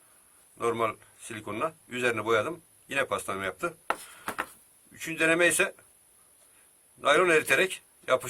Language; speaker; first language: Turkish; native; Turkish